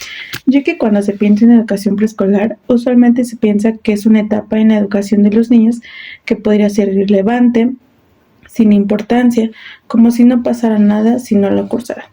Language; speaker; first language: Spanish; native; Spanish